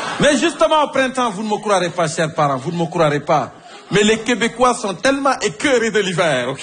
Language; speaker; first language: French; native; French